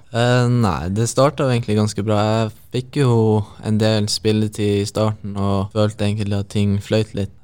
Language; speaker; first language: Norwegian; native; Norwegian